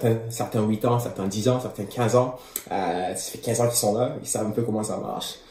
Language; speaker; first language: French; native; French